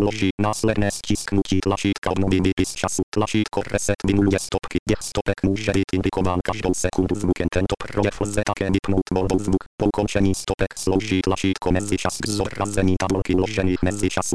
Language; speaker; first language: Czech; native; Czech